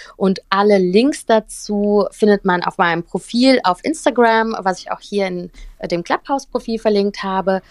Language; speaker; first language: German; early bilingual, other home language; Russian